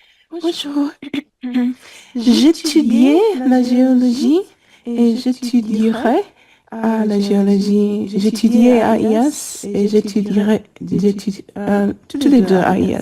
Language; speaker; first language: French; non-native, learner; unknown